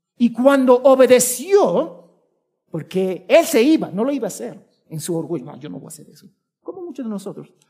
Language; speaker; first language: Spanish; early bilingual, heritage; Spanish